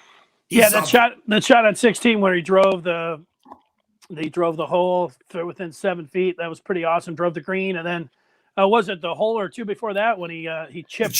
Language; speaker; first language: English; native; English